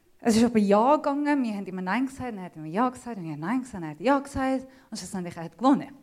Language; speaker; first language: German; non-native, fluent; Assyrian Neo-Aramaic